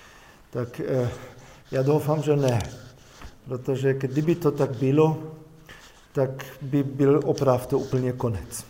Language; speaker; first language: Czech; non-native, fluent; German